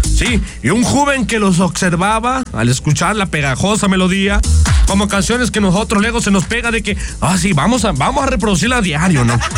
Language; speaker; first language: Spanish; native; Spanish